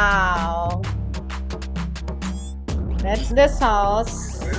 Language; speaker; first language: English; non-native, learner; Portuguese